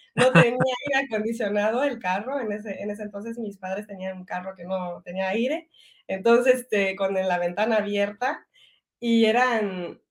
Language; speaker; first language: Spanish; non-native, fluent; French